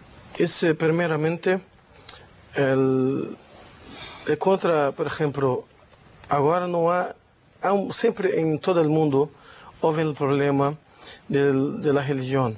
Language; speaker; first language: Spanish; non-native, learner; Portuguese